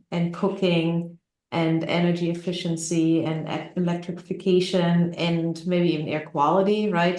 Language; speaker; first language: English; non-native, fluent; German